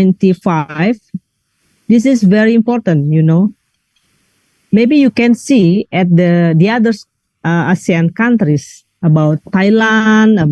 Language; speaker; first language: English; non-native, learner; Indonesian